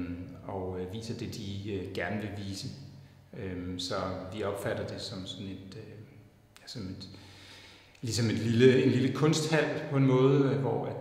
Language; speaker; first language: Danish; native; Danish